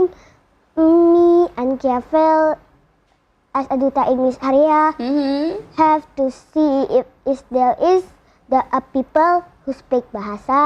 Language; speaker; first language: English; non-native, learner; Indonesian